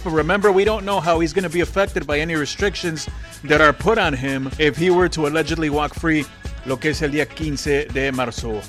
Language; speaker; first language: English; early bilingual, other home language; Spanish